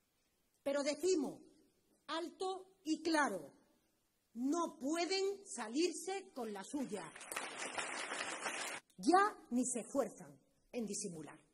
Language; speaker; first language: Spanish; native; Spanish